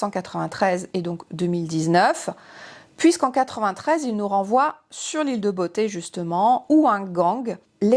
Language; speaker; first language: French; native; French